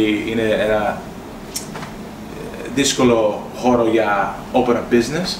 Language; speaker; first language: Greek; early bilingual, heritage; English